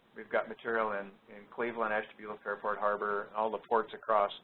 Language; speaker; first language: English; native; English